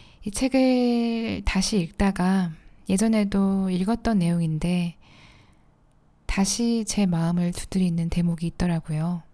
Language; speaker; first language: Korean; native; Korean